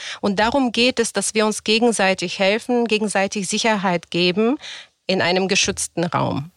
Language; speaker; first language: German; non-native, fluent; Bulgarian